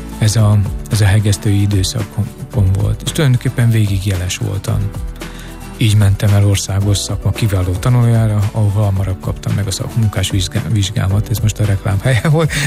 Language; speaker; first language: Hungarian; native; Hungarian